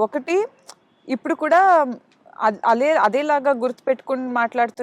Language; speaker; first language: Telugu; non-native, local second language; Kannada